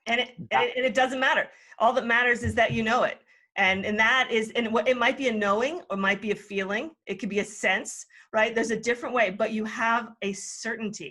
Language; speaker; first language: English; native; English